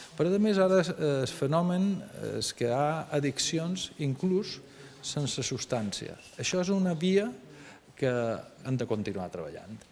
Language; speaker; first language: Catalan; native; Catalan